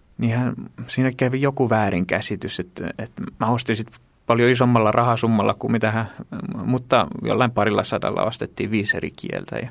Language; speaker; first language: Finnish; early bilingual, heritage; Greek